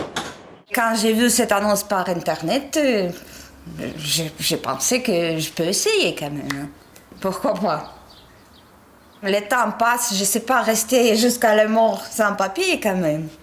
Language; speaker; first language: French; non-native, fluent; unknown